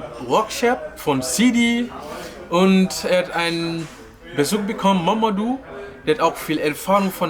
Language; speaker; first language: German; non-native, learner; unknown